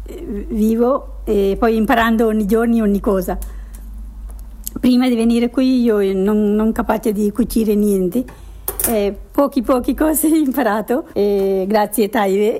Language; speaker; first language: Italian; non-native, learner; Sinhala